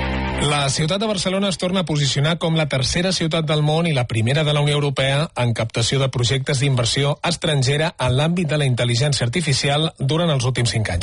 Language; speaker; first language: Catalan; native; Catalan